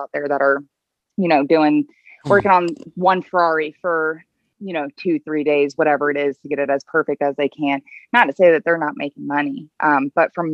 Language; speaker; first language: English; native; English